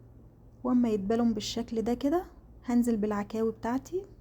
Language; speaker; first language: Arabic; native; Arabic